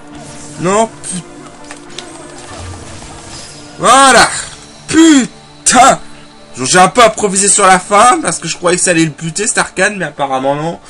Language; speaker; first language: French; native; French